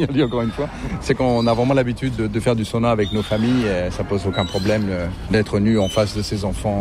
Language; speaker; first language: French; non-native, fluent; Finnish